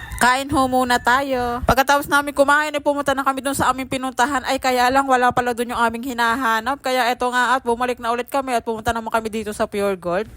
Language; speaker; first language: Filipino; native; Filipino